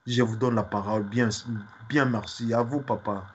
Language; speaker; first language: French; non-native, local second language; Swahili